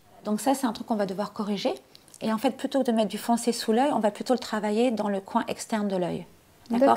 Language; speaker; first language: French; native; French